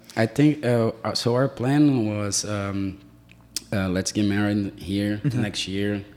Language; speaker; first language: English; non-native, fluent; Portuguese